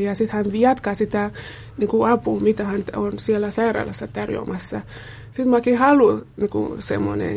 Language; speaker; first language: Finnish; non-native, fluent; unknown